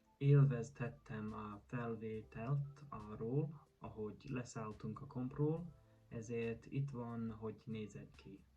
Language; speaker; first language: Hungarian; non-native, learner; English